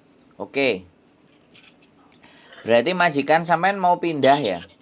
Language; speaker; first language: Indonesian; non-native, local second language; Javanese